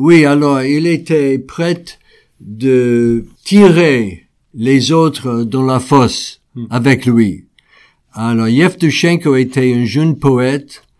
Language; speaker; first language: French; non-native, fluent; English